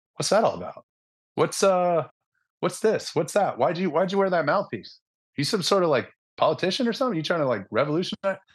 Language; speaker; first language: English; early bilingual, other home language; Spanish